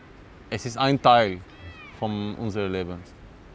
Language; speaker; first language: German; non-native, learner; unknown